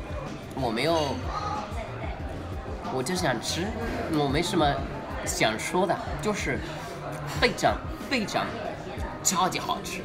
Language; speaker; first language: Chinese; non-native, fluent; English